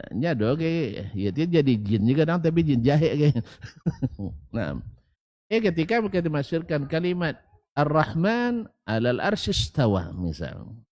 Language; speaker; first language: Malay; native; Malay